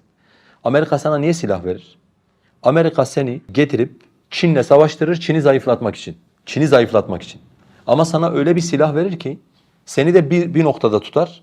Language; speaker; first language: Turkish; non-native, local second language; Kurdish